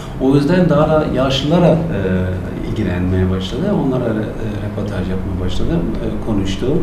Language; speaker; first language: Turkish; non-native, fluent; German